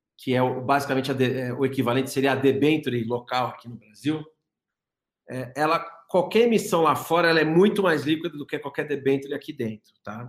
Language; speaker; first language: Portuguese; native; Portuguese